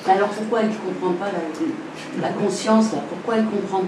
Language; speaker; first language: French; native; French